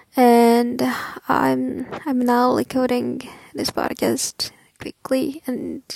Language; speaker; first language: English; non-native, learner; Japanese